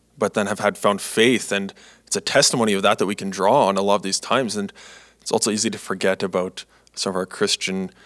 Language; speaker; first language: English; native; English